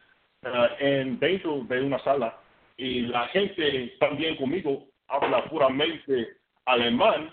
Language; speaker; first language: Spanish; non-native, fluent; English